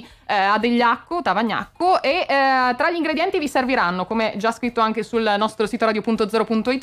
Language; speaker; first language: Italian; native; Italian